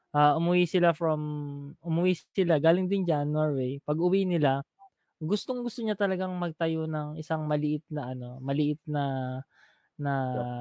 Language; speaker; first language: Filipino; native; Filipino